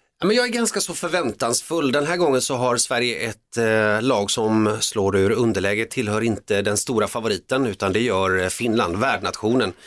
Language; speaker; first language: Swedish; early bilingual, other home language; Finnish